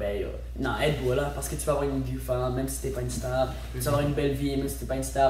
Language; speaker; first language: French; native; French